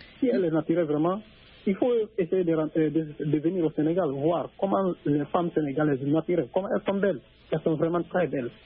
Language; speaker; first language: French; non-native, local second language; Fula